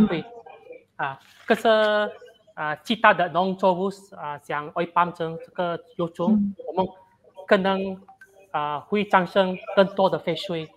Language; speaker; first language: Chinese; non-native, learner; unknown